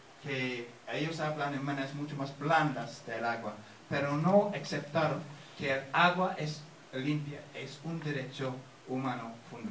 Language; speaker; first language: Spanish; non-native, fluent; English